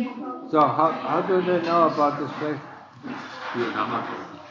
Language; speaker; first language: English; non-native, fluent; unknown